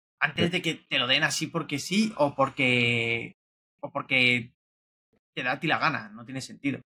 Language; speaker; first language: Spanish; native; Spanish